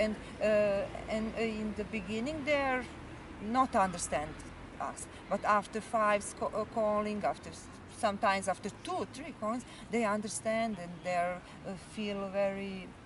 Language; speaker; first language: English; non-native, learner; Serbian